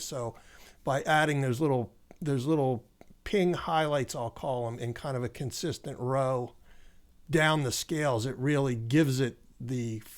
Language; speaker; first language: English; native; English